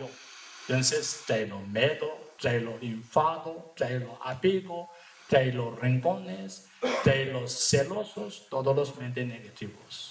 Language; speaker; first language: Spanish; non-native, learner; Tibetan